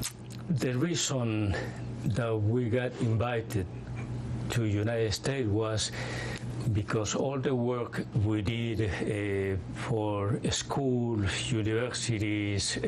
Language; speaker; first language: English; non-native, fluent; Spanish